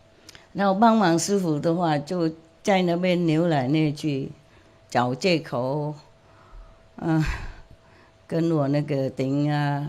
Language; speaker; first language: Chinese; non-native, fluent; Vietnamese